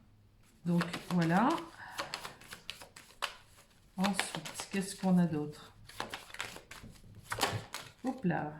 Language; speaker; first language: French; native; French